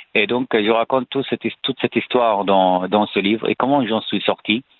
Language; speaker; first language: French; non-native, fluent; Arabic